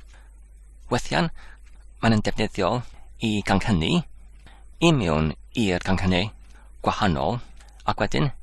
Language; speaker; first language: Welsh; non-native, learner; Polish